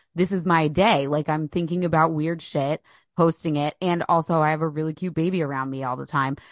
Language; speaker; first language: English; native; English